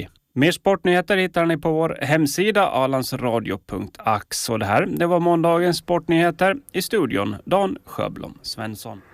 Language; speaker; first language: Swedish; native; Swedish